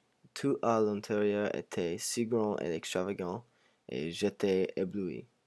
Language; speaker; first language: French; non-native, learner; English